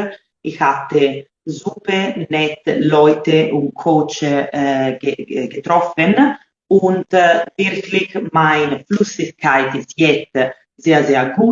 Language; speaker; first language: German; non-native, learner; Italian